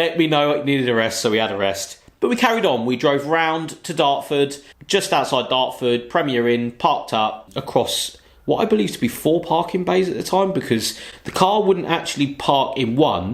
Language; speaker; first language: English; native; English